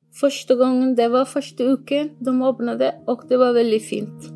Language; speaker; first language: Norwegian; non-native, learner; Somali